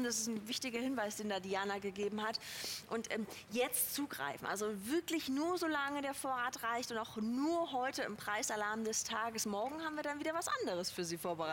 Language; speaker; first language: German; native; German